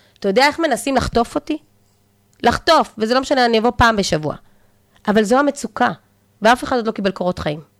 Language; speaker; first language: Hebrew; native; Hebrew